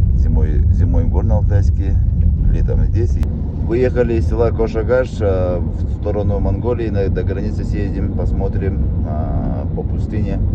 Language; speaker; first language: Russian; non-native, local second language; Yakut